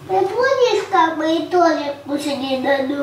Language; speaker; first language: Russian; early bilingual, heritage; Russian